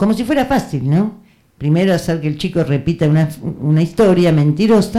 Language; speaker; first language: Spanish; native; Spanish